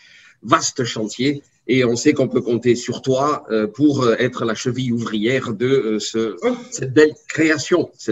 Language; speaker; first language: French; native; French